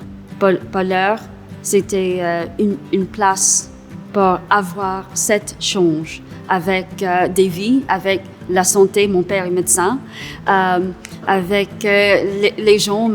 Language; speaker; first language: French; non-native, local second language; English